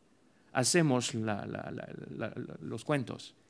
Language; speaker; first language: Spanish; non-native, fluent; French